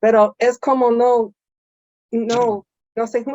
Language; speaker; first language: Spanish; non-native, fluent; English